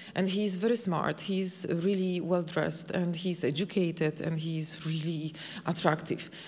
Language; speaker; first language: English; non-native, fluent; Polish